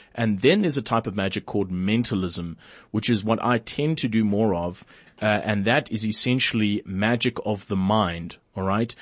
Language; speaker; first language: English; native; English